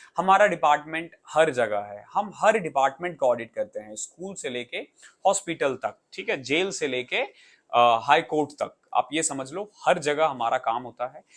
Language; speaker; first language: Hindi; native; Hindi